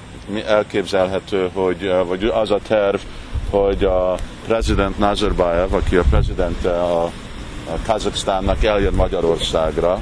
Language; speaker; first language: Hungarian; early bilingual, heritage; Hungarian